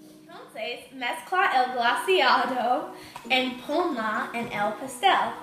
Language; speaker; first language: Spanish; non-native, learner; English